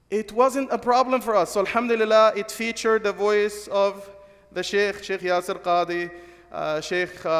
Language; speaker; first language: English; non-native, fluent; Arabic